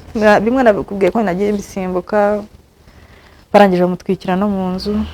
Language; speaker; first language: Kinyarwanda; early bilingual, heritage; Kinyarwanda